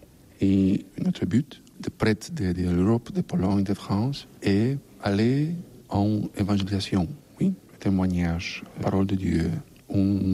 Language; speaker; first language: French; non-native, learner; Polish